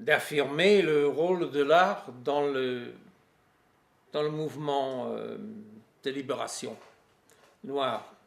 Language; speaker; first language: French; non-native, fluent; English